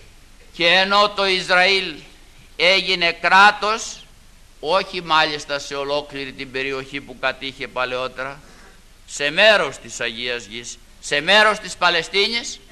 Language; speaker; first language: Greek; native; Greek